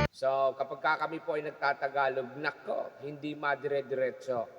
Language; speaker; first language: Filipino; non-native, local second language; Bikol